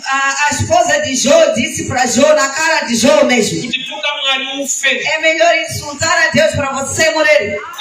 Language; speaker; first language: Portuguese; non-native, local second language; Shona